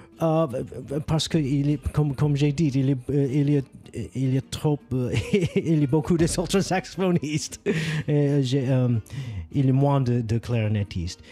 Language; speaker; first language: French; non-native, learner; English